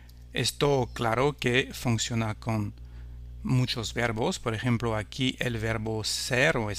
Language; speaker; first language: Spanish; non-native, fluent; French